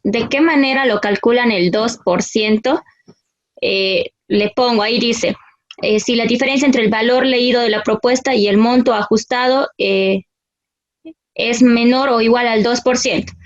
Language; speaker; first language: Spanish; native; Spanish